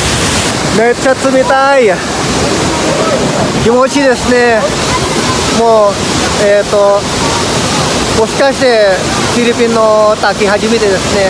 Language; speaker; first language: Japanese; non-native, fluent; Filipino